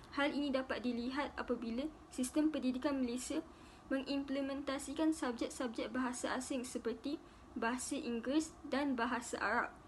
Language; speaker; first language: Malay; native; Malay